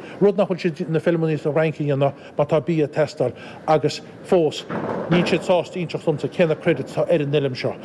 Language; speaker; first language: Irish; native; Irish